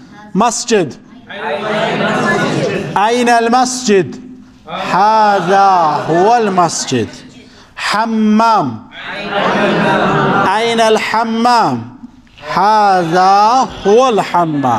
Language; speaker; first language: Arabic; non-native, fluent; Urdu